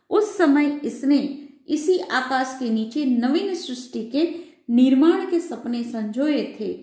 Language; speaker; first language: Hindi; non-native, local second language; Gujarati